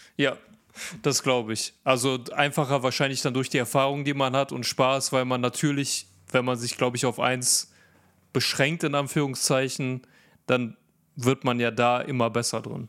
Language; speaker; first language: German; native; German